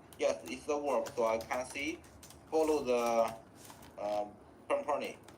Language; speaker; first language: English; non-native, learner; Chinese